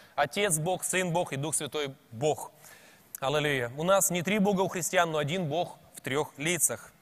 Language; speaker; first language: Russian; native; Russian